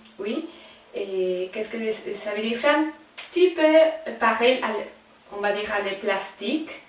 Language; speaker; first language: French; non-native, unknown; Spanish